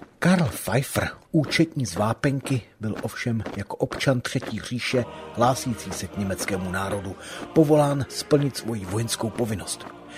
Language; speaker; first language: Czech; native; Czech